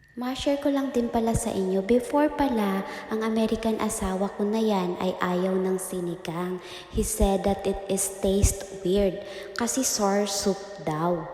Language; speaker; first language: Filipino; native; Filipino